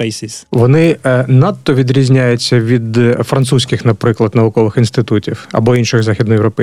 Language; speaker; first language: Ukrainian; native; Ukrainian